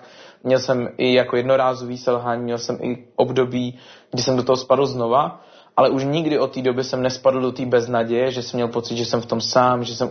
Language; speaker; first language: Czech; native; Czech